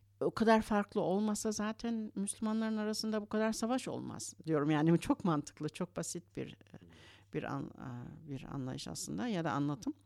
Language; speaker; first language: Turkish; early bilingual, heritage; Turkish